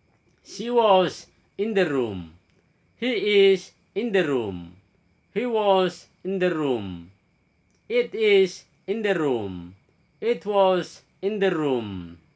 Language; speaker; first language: English; non-native, fluent; Indonesian